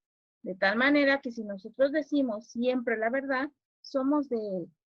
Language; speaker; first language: Spanish; native; Spanish